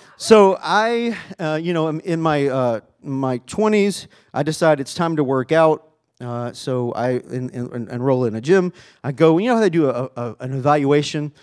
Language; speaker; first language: English; native; English